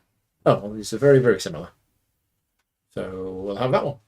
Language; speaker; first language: English; native; English